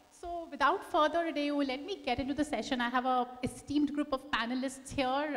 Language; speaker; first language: English; non-native, local second language; Hindi